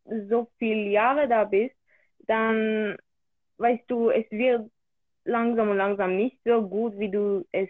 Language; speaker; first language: German; early bilingual, other home language; Hebrew